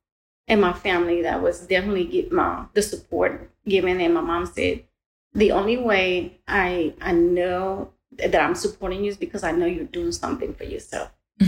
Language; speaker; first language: English; early bilingual, other home language; Spanish